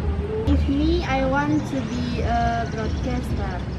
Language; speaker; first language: English; non-native, learner; Indonesian